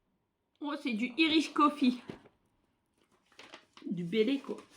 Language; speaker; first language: French; native; French